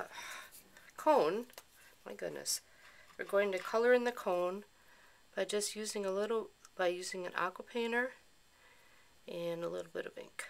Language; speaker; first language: English; native; English